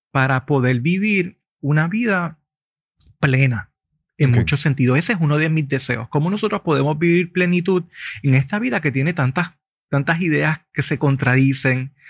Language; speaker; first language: Spanish; native; Spanish